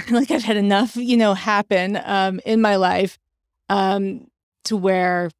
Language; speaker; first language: English; native; English